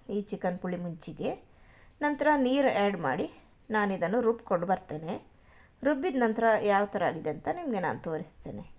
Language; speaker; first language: Kannada; non-native, local second language; Tulu